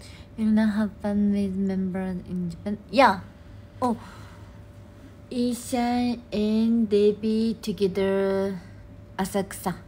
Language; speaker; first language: English; non-native, learner; Japanese